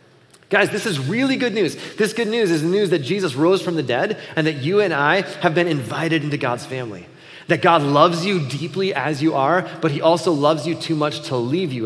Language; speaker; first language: English; native; English